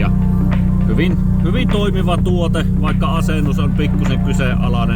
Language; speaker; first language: Finnish; native; Finnish